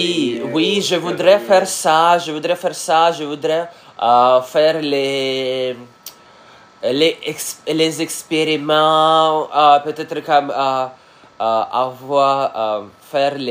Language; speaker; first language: French; non-native, learner; Russian